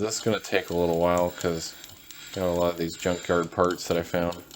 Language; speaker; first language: English; native; English